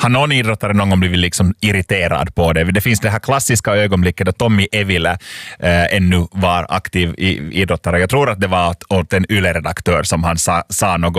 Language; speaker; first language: Swedish; native; Swedish